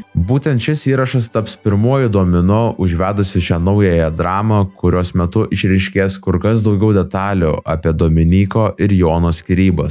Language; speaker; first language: Lithuanian; native; Lithuanian